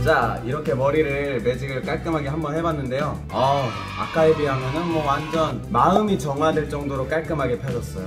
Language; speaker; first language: Korean; native; Korean